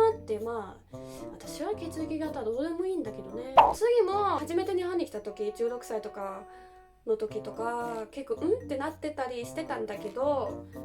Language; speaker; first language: Japanese; non-native, fluent; German